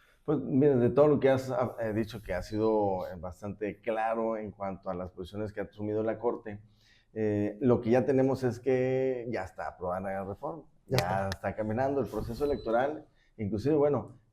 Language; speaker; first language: Spanish; native; Spanish